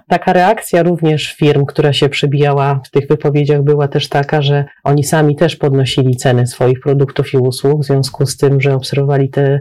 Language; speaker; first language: Polish; native; Polish